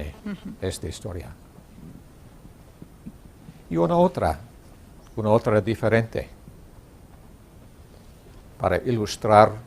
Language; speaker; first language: Spanish; non-native, learner; English